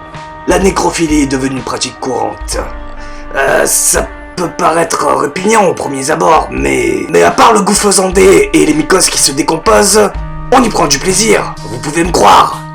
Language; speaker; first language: French; native; French